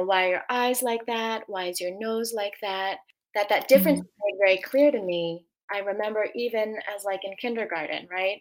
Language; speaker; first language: English; native; English